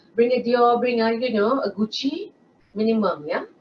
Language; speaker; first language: English; non-native, local second language; Malay